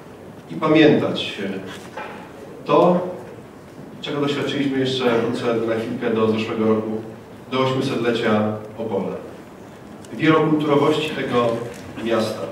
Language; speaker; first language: Polish; native; Polish